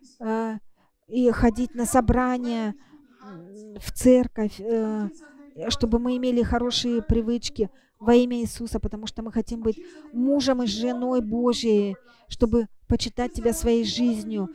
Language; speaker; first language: Russian; non-native, fluent; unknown